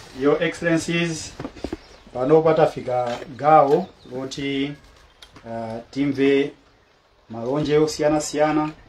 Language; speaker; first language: Nyanja; native; Nyanja